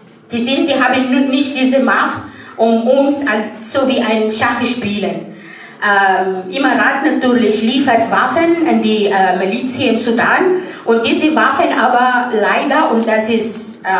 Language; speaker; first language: German; non-native, fluent; Arabic